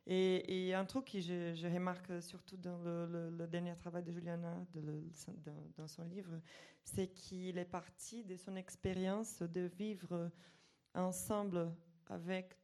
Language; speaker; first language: French; non-native, fluent; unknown